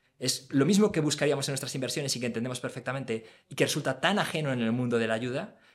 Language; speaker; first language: Spanish; native; Spanish